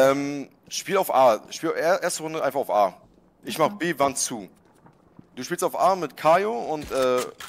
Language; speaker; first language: German; native; German